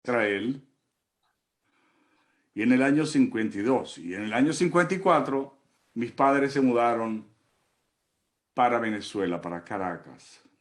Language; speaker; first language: Spanish; early bilingual, other home language; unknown